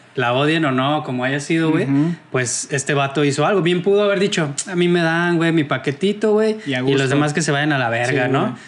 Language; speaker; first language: Spanish; native; Spanish